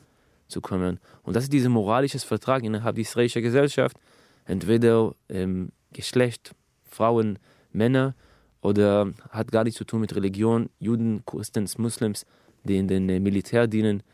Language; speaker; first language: German; non-native, fluent; Hebrew